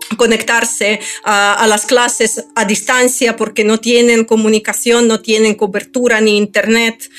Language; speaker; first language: Spanish; non-native, fluent; Ukrainian